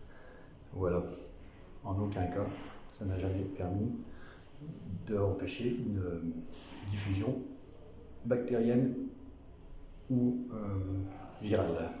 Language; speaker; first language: French; native; French